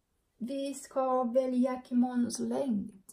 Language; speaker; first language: Swedish; non-native, learner; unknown